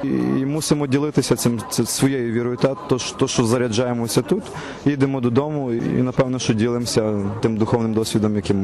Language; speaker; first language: Ukrainian; native; Ukrainian